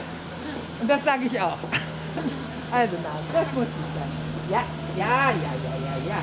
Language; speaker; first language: German; native; German